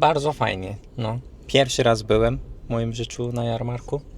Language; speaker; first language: Polish; non-native, fluent; Turkish